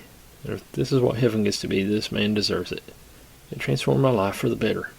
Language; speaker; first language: English; native; English